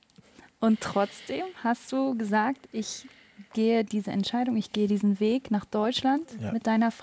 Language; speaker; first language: German; native; German